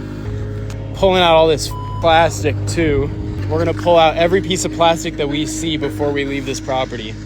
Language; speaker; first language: English; native; English